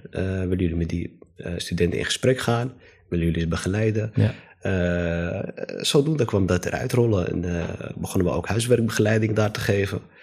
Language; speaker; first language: Dutch; native; Dutch